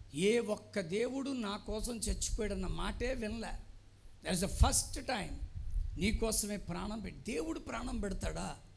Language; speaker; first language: Telugu; non-native, local second language; Tamil